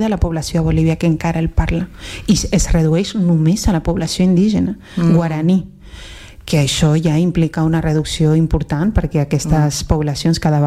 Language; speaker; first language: Catalan; non-native, fluent; Spanish